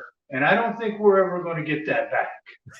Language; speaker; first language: English; native; English